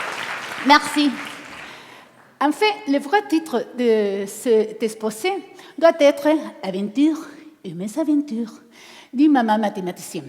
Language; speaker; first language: French; non-native, learner; Spanish